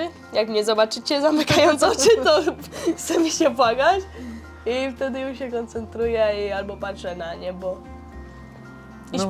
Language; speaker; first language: Polish; early bilingual, heritage; Polish